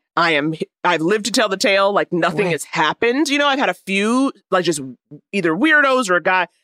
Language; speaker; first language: English; native; English